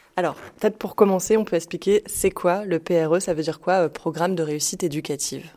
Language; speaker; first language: French; native; French